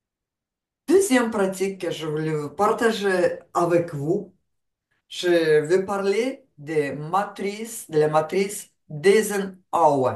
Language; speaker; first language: French; non-native, fluent; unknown